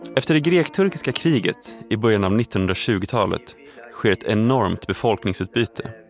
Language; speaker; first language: Swedish; native; Swedish